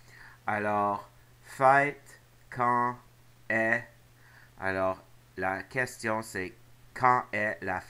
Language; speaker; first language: French; non-native, local second language; English